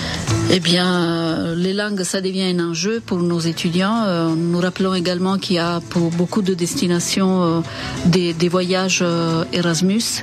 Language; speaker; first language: French; non-native, fluent; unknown